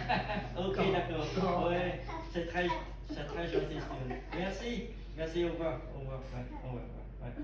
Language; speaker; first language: French; non-native, fluent; Vietnamese